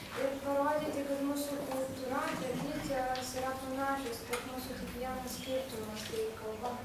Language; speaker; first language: Lithuanian; non-native, local second language; Polish